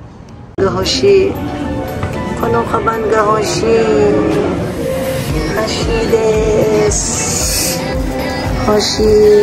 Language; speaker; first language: Japanese; non-native, fluent; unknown